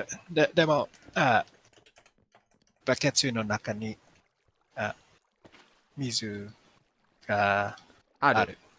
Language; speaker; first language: Japanese; non-native, learner; English